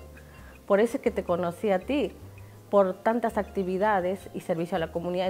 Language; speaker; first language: Spanish; native; Spanish